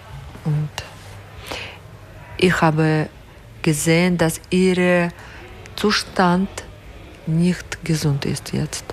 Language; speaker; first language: German; non-native, learner; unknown